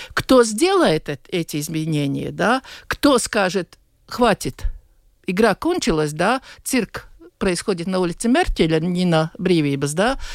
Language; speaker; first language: Russian; non-native, local second language; Latvian